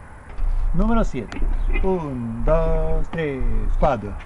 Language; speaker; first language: Spanish; native; Spanish